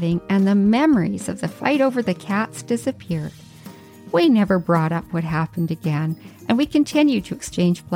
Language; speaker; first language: English; native; English